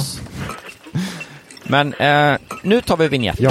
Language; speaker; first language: Swedish; native; Swedish